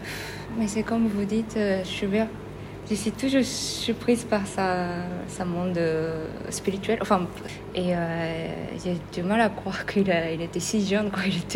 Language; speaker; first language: French; non-native, fluent; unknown